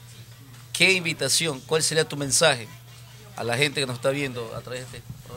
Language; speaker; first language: Spanish; native; Spanish